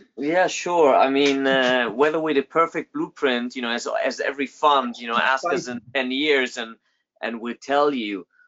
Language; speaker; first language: English; non-native, fluent; German